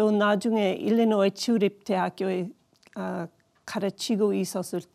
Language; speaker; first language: Korean; non-native, learner; English